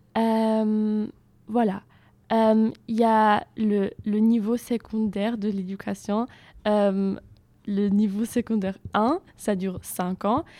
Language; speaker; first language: French; non-native, fluent; German